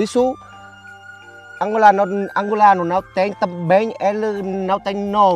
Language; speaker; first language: Portuguese; non-native, learner; Vietnamese